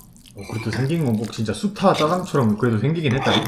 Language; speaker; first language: Korean; native; Korean